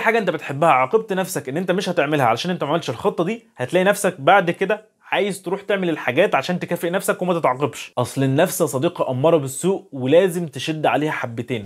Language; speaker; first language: Arabic; native; Arabic